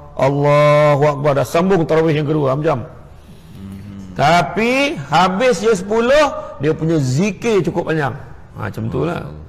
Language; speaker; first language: Malay; native; Malay